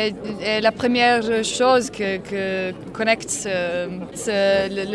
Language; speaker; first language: French; non-native, learner; Croatian